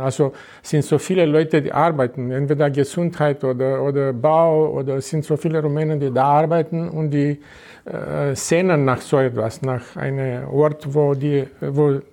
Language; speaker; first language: German; non-native, fluent; Romanian